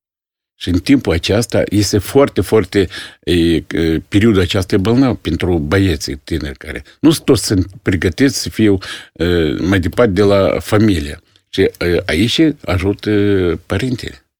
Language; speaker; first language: Romanian; non-native, local second language; Russian